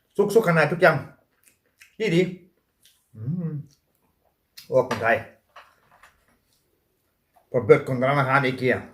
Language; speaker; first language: Thai; non-native, learner; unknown